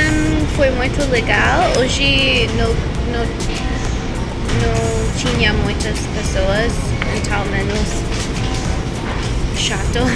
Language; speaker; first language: Portuguese; non-native, learner; English